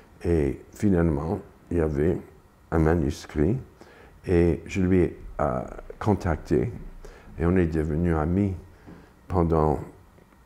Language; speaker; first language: French; non-native, fluent; English